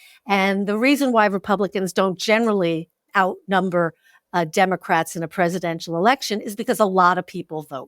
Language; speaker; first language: English; native; English